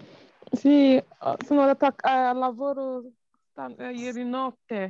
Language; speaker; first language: Italian; non-native, learner; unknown